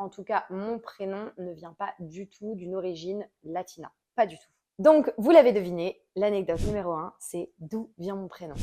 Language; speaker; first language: French; native; French